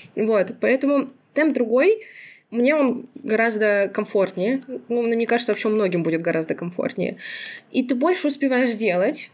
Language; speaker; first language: Russian; non-native, local second language; Azerbaijani